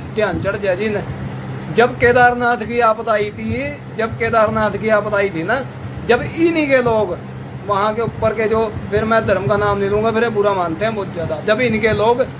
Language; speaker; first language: Hindi; non-native, local second language; Punjabi